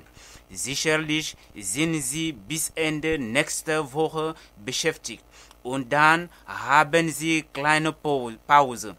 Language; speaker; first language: German; non-native, fluent; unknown